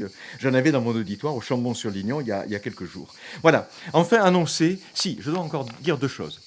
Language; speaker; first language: French; native; French